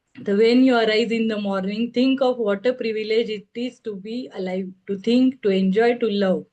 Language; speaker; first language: English; non-native, local second language; Marathi